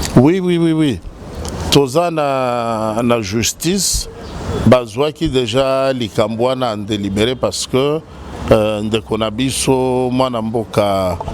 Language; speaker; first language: Lingala; non-native, local second language; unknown